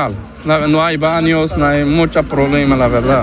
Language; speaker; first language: Spanish; non-native, learner; Arabic